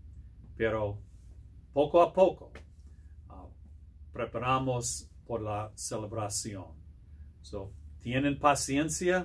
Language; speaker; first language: Spanish; non-native, learner; English